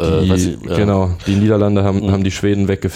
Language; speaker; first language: German; native; German